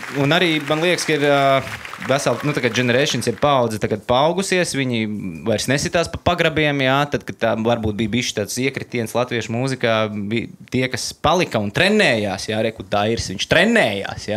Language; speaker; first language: Latvian; native; Latvian